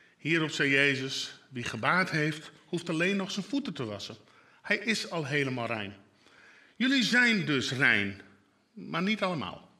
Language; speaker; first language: Dutch; non-native, local second language; Western Frisian